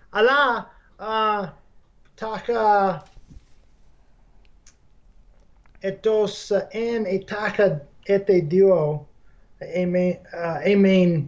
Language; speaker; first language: Greek; non-native, fluent; English